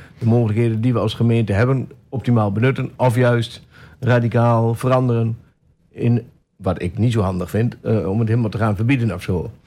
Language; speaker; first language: Dutch; native; Dutch